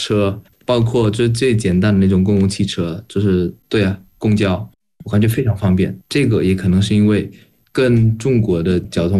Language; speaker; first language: Chinese; non-native, fluent; Indonesian